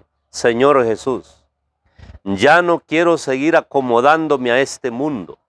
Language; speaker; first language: Spanish; native; Spanish